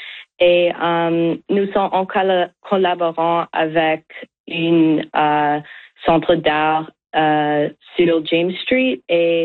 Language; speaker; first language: French; non-native, local second language; English